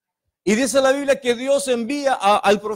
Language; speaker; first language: Spanish; native; Spanish